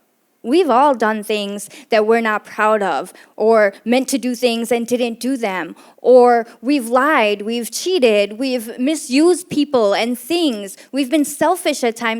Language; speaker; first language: English; native; English